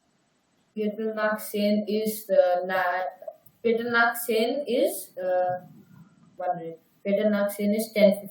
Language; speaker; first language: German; non-native, learner; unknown